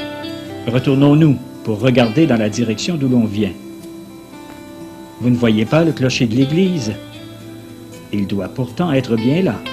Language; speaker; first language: French; native; French